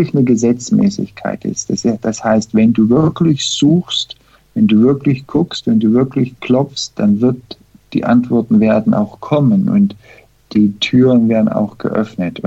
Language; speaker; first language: German; early bilingual, heritage; German